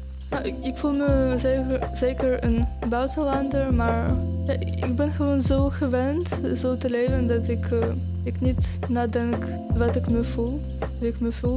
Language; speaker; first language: Dutch; non-native, fluent; Ukrainian